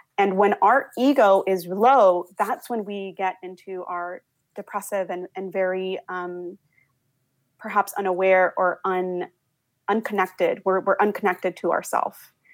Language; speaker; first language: English; early bilingual, other home language; Spanish